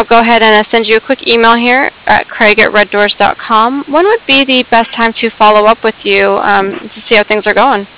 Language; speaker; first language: English; native; English